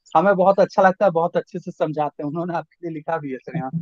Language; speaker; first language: Hindi; native; Hindi